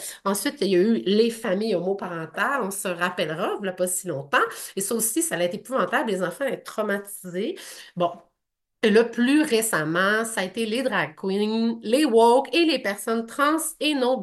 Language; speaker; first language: French; native; French